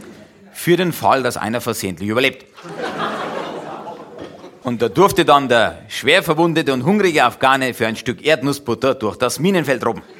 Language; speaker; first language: German; native; German